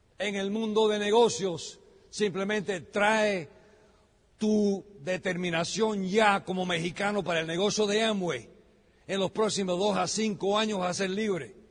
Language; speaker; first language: Spanish; early bilingual, heritage; Spanish